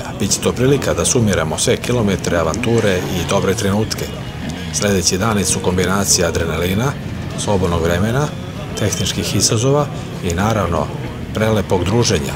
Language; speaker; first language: Croatian; native; Croatian